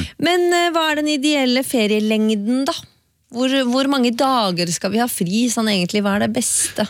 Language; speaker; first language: Norwegian; native; Norwegian